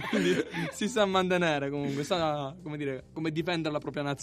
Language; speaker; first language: Italian; native; Italian